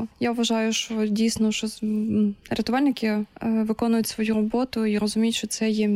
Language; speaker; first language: Ukrainian; native; Ukrainian